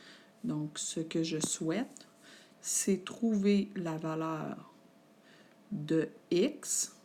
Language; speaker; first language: French; native; French